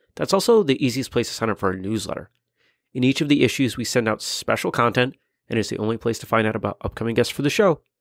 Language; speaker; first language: English; native; English